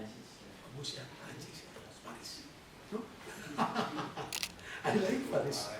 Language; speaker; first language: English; non-native, learner; Sundanese